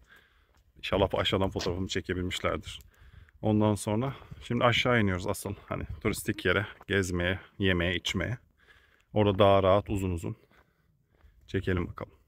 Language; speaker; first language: Turkish; native; Turkish